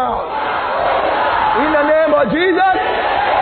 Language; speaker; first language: English; non-native, local second language; Yoruba